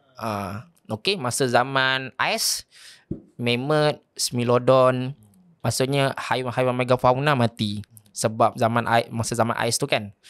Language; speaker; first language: Malay; native; Malay